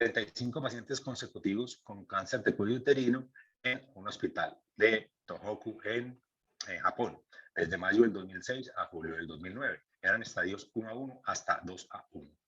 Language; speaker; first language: Spanish; native; Spanish